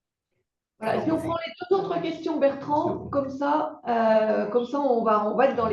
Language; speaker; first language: French; native; French